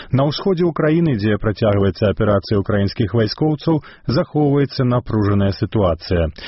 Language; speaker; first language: Belarusian; native; Belarusian